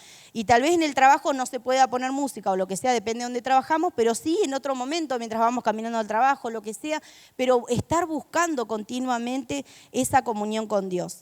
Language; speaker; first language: Spanish; native; Spanish